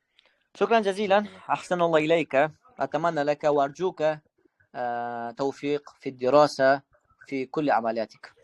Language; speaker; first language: Arabic; non-native, fluent; Uzbek